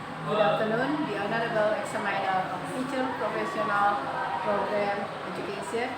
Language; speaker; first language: English; non-native, learner; Indonesian